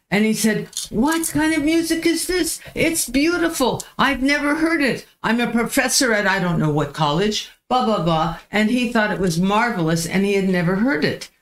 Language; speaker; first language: English; native; English